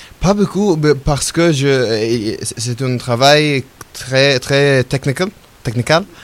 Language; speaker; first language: French; non-native, learner; Arabic